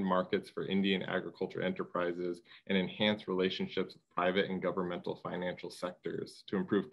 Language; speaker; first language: English; native; English